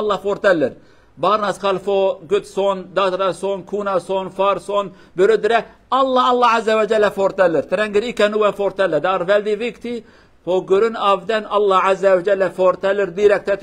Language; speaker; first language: Swedish; non-native, learner; Kurdish